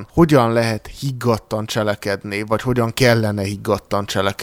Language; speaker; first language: Hungarian; native; Hungarian